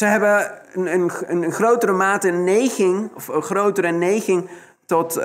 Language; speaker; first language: Dutch; non-native, fluent; Spanish